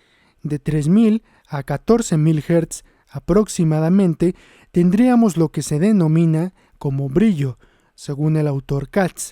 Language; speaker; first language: Spanish; native; Spanish